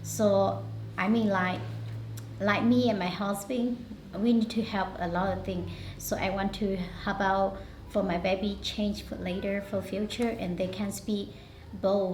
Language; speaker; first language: English; non-native, learner; Hmong